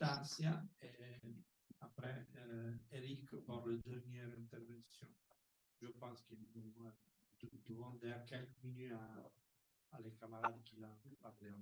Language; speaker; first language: French; non-native, learner; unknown